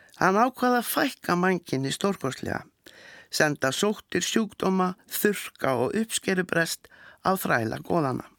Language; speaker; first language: Icelandic; native; Icelandic